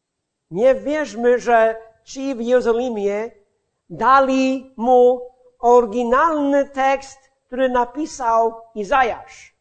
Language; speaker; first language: Polish; non-native, fluent; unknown